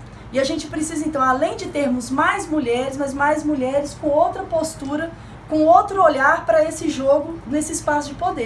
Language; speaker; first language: Portuguese; native; Portuguese